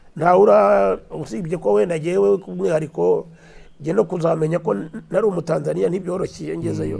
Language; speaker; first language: Kinyarwanda; early bilingual, heritage; Kinyarwanda